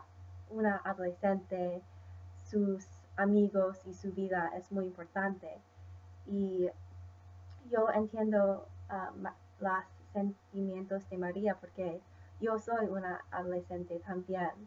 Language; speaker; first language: Spanish; non-native, learner; English